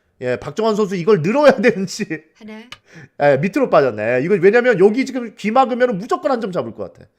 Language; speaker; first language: Korean; native; Korean